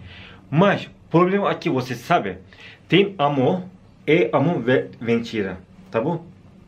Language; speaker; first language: Portuguese; non-native, learner; Turkish